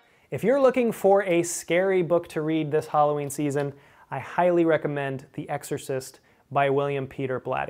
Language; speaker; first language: English; native; English